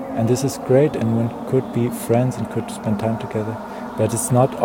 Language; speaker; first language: English; non-native, fluent; German